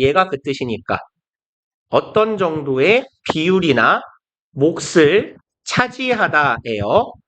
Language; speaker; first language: Korean; native; Korean